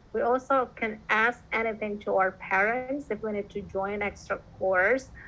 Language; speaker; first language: English; non-native, fluent; Indonesian